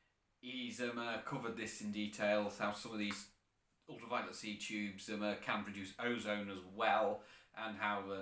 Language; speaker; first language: English; native; English